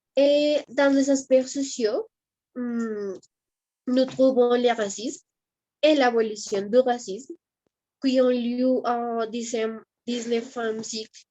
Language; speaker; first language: French; non-native, learner; Spanish